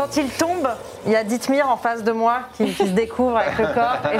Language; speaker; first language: French; native; French